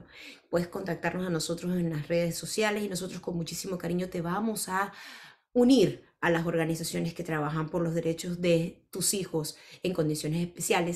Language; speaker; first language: Spanish; native; Spanish